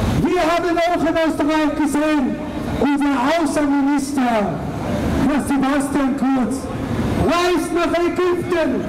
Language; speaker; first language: German; non-native, learner; Arabic